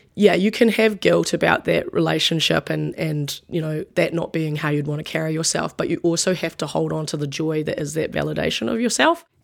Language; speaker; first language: English; native; English